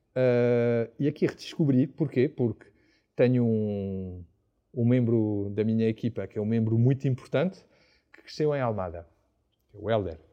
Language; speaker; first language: Portuguese; non-native, fluent; French